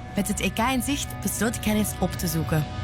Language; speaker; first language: Dutch; native; Dutch